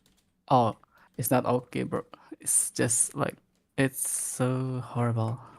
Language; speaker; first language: English; non-native, learner; Indonesian